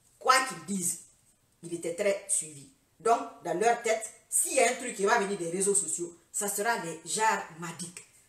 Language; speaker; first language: French; non-native, local second language; Fula